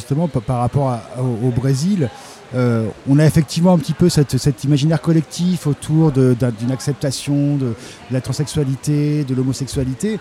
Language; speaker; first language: French; native; French